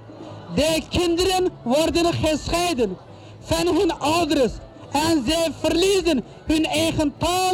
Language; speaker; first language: Dutch; non-native, learner; Uyghur